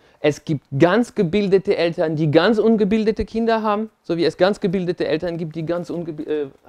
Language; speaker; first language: German; non-native, fluent; French